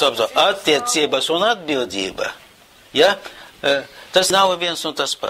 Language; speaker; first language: Latvian; non-native, local second language; Russian